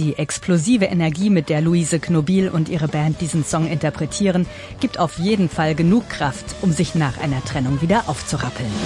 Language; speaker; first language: German; native; German